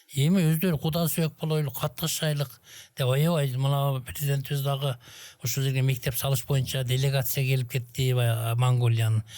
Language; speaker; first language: Kyrgyz; native; Kyrgyz